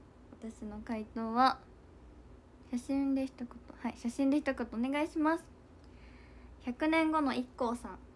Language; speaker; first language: Japanese; native; Japanese